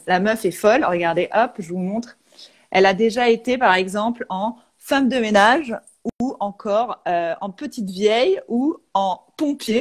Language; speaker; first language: French; native; French